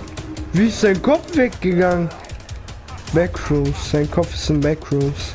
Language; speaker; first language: German; early bilingual, other home language; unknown